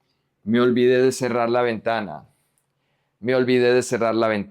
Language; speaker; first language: Spanish; non-native, fluent; English